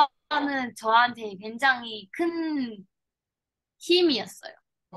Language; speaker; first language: Korean; non-native, learner; Chinese